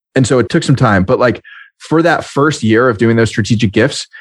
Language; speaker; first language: English; native; English